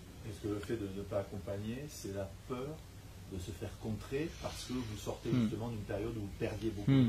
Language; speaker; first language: French; native; French